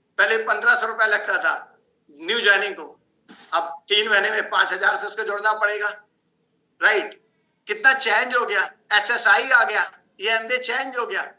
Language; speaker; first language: Hindi; native; Hindi